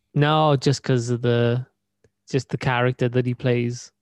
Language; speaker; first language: English; native; English